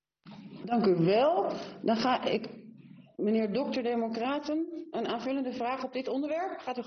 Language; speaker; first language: Dutch; native; Dutch